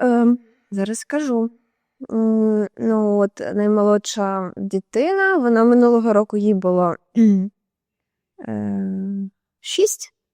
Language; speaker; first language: Ukrainian; native; Ukrainian